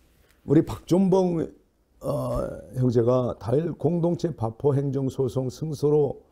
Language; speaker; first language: Korean; native; Korean